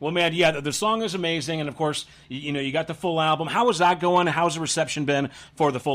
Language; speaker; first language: English; native; English